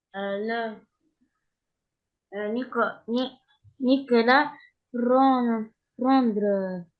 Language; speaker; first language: French; non-native, learner; Arabic